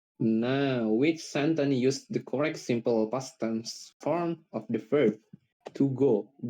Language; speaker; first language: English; non-native, learner; Indonesian